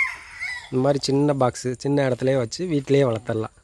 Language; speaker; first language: Tamil; native; Tamil